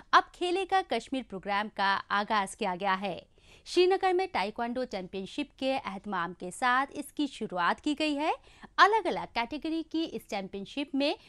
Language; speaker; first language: Hindi; non-native, local second language; Kashmiri